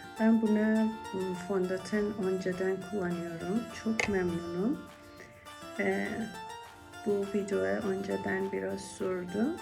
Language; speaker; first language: Turkish; non-native, learner; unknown